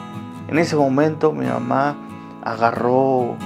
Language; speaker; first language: Spanish; native; Spanish